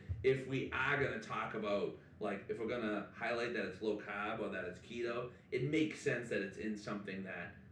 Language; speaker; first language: English; native; English